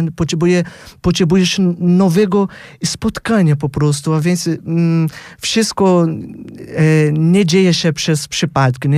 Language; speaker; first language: Polish; non-native, fluent; Portuguese